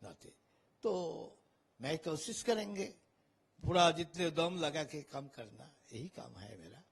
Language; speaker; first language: Hindi; non-native, local second language; Bangla